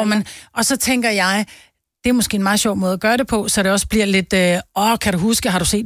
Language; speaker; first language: Danish; native; Danish